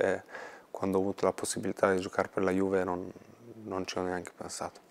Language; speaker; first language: Italian; non-native, fluent; Swedish